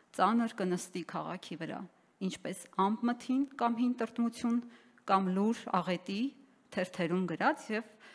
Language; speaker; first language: Armenian; native; Armenian